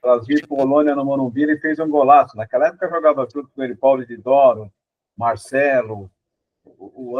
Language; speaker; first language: Portuguese; native; Portuguese